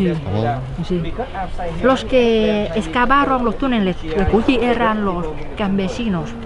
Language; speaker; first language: Spanish; non-native, fluent; Vietnamese